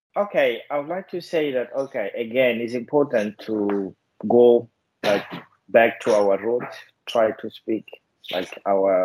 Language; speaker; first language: English; non-native, fluent; Portuguese